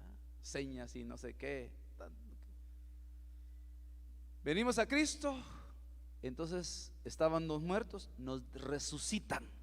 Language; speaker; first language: Spanish; native; Spanish